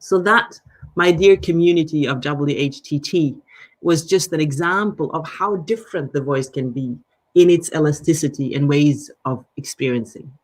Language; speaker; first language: English; non-native, fluent; Danish